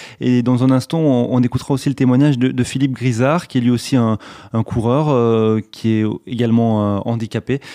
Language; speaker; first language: French; native; French